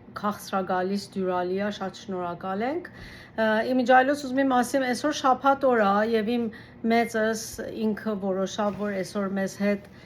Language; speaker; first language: Armenian; early bilingual, heritage; Armenian